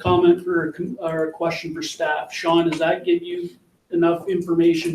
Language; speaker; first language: English; native; English